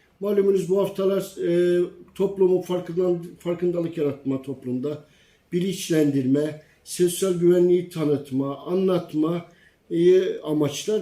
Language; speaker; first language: Turkish; native; Turkish